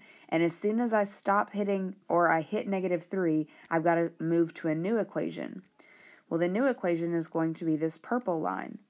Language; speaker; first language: English; native; English